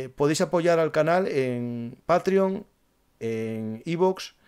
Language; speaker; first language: Spanish; native; Spanish